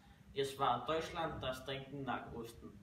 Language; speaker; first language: German; non-native, learner; Danish